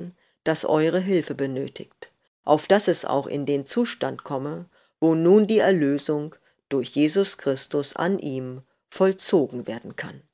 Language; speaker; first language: German; native; German